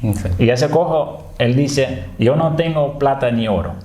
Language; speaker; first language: Spanish; non-native, fluent; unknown